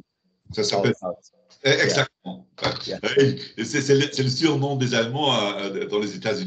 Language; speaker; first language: French; non-native, learner; German